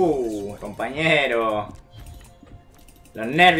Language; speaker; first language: Spanish; native; Spanish